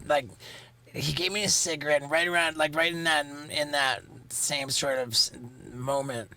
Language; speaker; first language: English; native; English